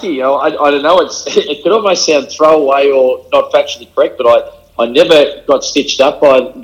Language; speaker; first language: English; native; English